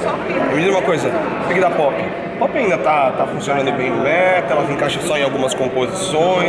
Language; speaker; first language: Portuguese; native; Portuguese